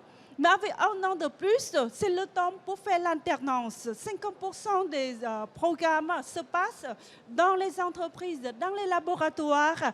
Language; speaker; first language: French; non-native, fluent; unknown